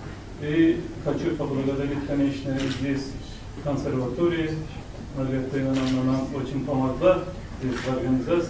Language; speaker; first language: Russian; non-native, fluent; Turkish